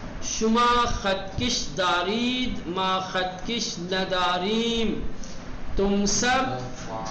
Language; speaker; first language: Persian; non-native, fluent; Urdu